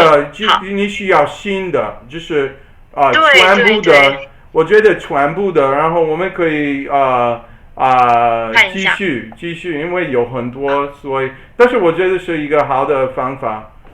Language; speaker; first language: Chinese; non-native, learner; English